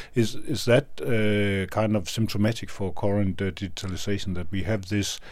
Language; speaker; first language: English; non-native, fluent; Danish